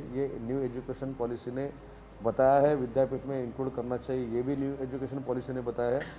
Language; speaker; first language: Hindi; non-native, local second language; Marathi